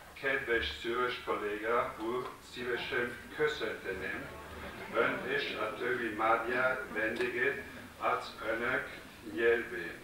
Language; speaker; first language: Hungarian; non-native, learner; German